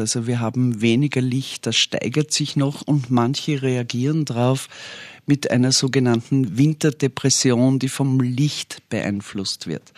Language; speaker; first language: German; native; German